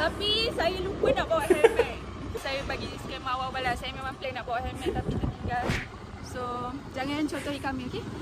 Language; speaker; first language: Malay; native; Malay